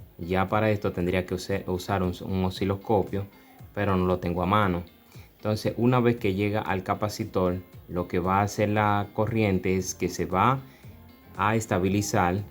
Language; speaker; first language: Spanish; native; Spanish